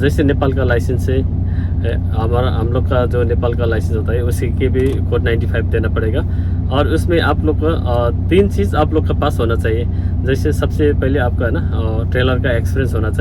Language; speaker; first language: Hindi; non-native, learner; Nepali